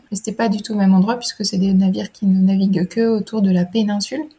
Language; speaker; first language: French; native; French